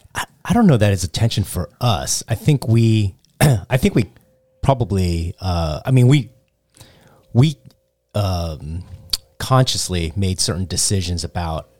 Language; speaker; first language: English; early bilingual, other home language; Cantonese